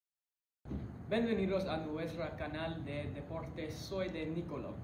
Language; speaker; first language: Spanish; non-native, learner; English